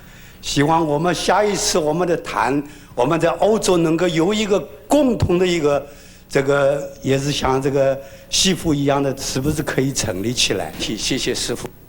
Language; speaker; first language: Chinese; early bilingual, heritage; Chinese